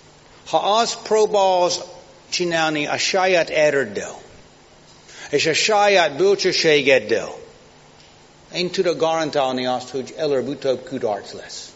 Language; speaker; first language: Hungarian; non-native, fluent; English